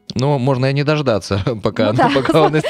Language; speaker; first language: Russian; native; Russian